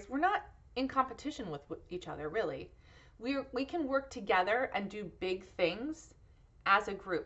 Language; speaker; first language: English; native; English